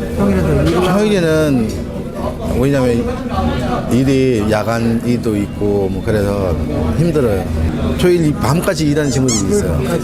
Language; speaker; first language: Korean; non-native, fluent; Burmese